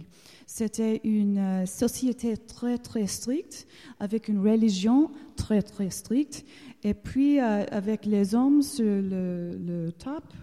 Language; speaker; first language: French; non-native, learner; English